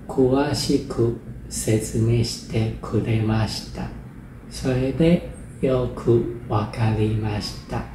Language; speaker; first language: Japanese; non-native, fluent; Chinese